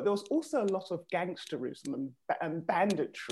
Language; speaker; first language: English; native; English